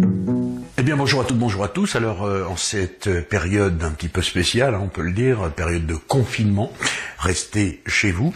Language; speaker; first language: French; native; French